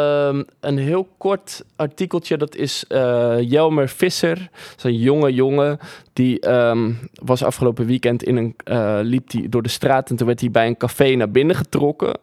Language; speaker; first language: Dutch; native; Dutch